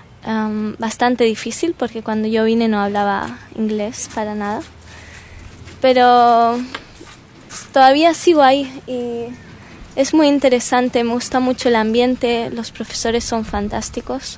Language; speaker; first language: Spanish; early bilingual, heritage; Spanish